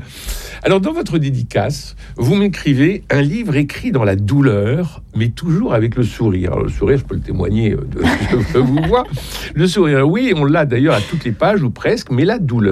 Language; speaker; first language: French; native; French